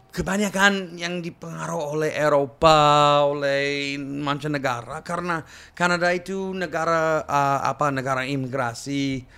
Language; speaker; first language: Indonesian; non-native, fluent; English